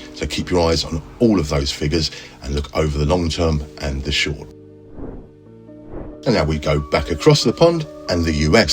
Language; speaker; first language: English; native; English